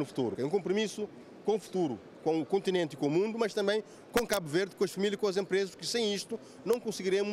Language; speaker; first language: Portuguese; non-native, local second language; Kabuverdianu